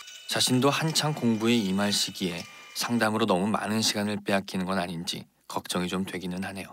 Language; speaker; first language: Korean; native; Korean